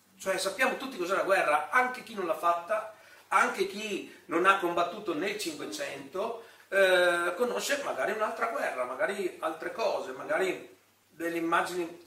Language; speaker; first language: Italian; native; Italian